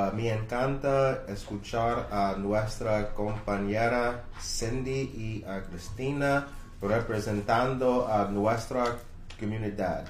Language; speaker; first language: Spanish; non-native, learner; English